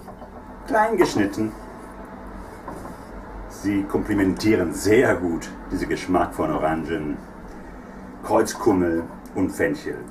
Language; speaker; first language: German; non-native, fluent; Italian